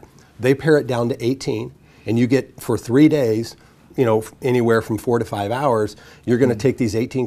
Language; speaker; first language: English; native; English